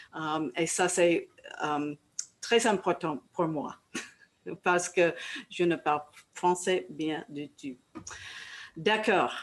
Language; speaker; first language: French; non-native, learner; English